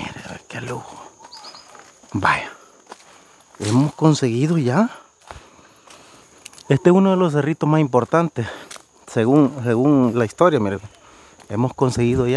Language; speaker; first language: Spanish; native; Spanish